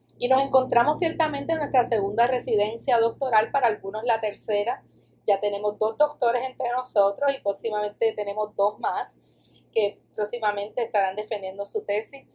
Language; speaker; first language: Spanish; native; Spanish